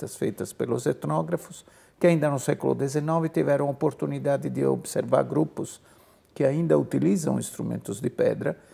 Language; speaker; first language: Portuguese; non-native, fluent; Italian